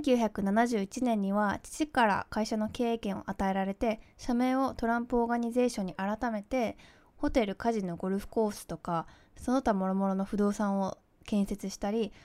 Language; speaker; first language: Japanese; early bilingual, heritage; Japanese